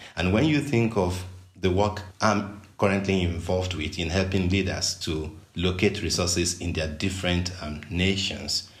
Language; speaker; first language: English; non-native, local second language; Yoruba